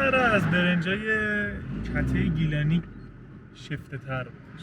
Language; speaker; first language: Persian; native; Persian